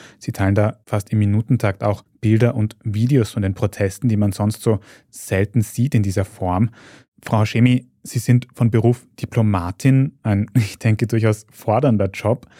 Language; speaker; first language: German; native; German